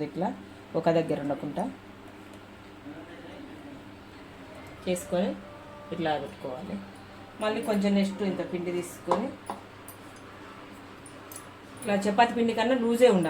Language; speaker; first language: Telugu; native; Telugu